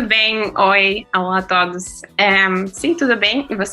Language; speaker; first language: Portuguese; non-native, fluent; Russian